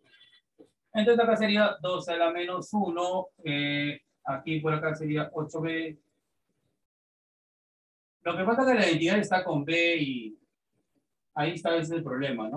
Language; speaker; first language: Spanish; native; Spanish